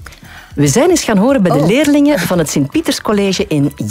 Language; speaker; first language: Dutch; native; Dutch